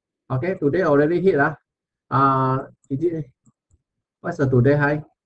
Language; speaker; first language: English; non-native, local second language; Chinese